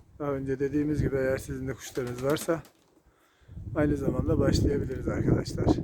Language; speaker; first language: Turkish; native; Turkish